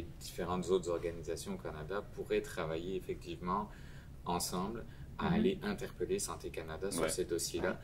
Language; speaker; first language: French; native; French